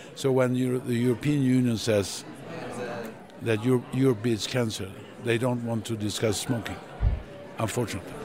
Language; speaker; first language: English; non-native, fluent; Swedish